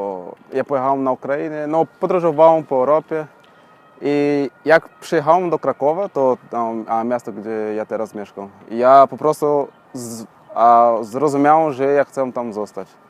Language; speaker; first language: Polish; non-native, fluent; Portuguese